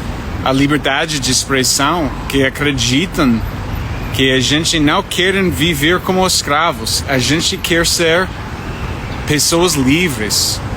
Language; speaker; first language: Portuguese; non-native, fluent; English